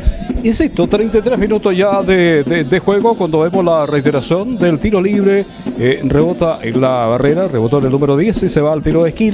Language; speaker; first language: Spanish; native; Spanish